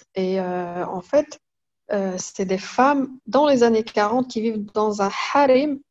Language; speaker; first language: French; non-native, local second language; Arabic